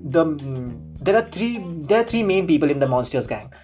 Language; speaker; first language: English; non-native, local second language; Hindi